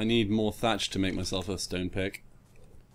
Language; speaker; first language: English; native; English